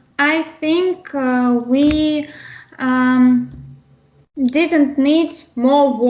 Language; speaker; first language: English; non-native, learner; Russian